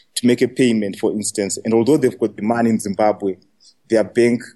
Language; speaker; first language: English; non-native, local second language; Shona